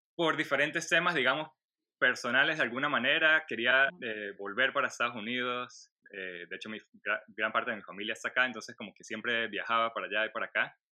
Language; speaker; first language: Spanish; native; Spanish